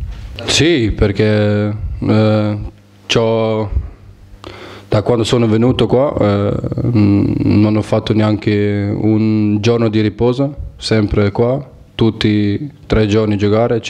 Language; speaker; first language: Italian; non-native, fluent; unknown